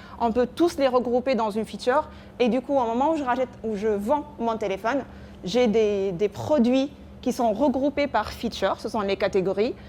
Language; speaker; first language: French; non-native, local second language; Arabic